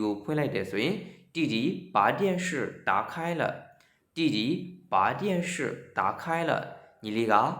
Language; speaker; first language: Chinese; non-native, fluent; Burmese